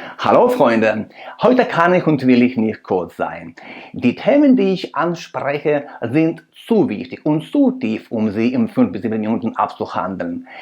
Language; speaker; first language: German; non-native, fluent; Russian